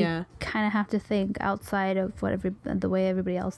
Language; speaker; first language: English; early bilingual, other home language; Spanish